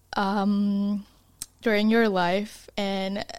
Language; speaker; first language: English; non-native, local second language; Malay